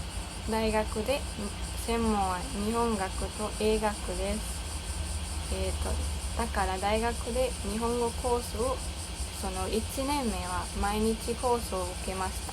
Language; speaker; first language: Japanese; non-native, learner; German